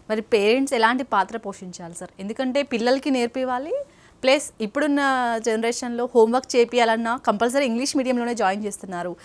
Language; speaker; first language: Telugu; native; Telugu